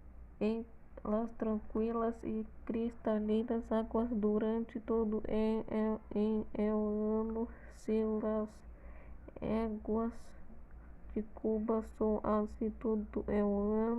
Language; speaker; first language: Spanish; non-native, learner; Portuguese